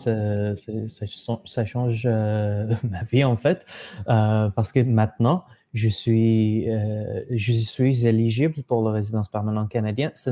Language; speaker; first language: French; non-native, fluent; English